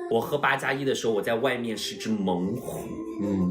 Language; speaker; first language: Chinese; native; Chinese